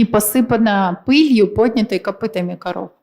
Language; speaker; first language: Russian; native; Russian